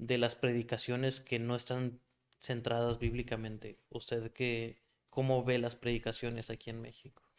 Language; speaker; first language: Spanish; native; Spanish